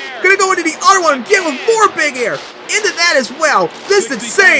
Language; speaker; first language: English; native; English